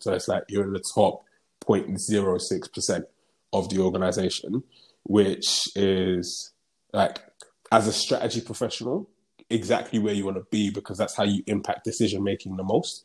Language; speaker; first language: English; native; English